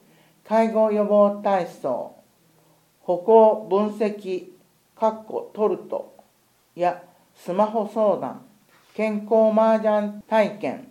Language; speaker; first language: Japanese; native; Japanese